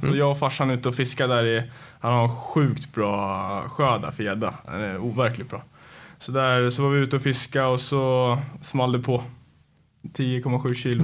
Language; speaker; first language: Swedish; native; Swedish